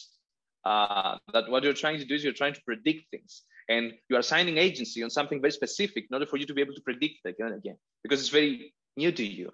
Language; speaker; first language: English; non-native, fluent; Greek